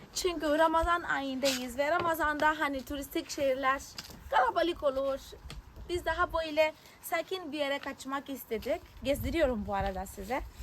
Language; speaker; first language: Turkish; non-native, fluent; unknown